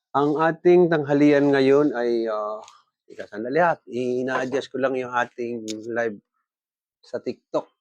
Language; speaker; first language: Filipino; non-native, local second language; Bikol